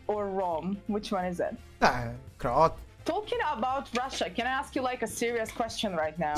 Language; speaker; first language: English; non-native, fluent; Russian